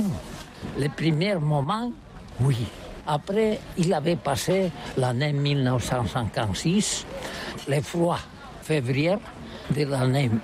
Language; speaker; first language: French; non-native, learner; Catalan